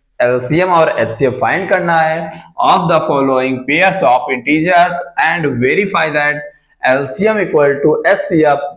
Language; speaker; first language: Hindi; native; Hindi